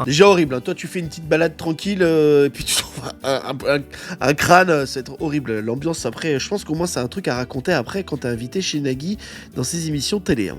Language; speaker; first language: French; native; French